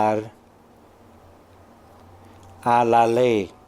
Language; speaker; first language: Spanish; non-native, fluent; English